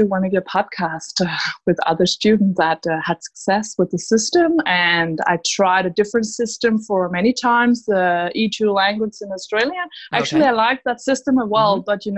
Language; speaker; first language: English; non-native, fluent; Danish